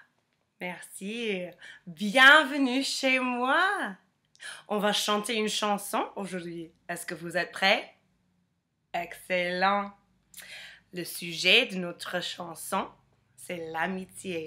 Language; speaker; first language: French; non-native, fluent; English